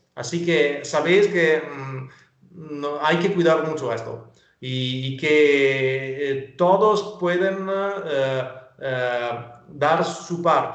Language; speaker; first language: Spanish; non-native, fluent; Italian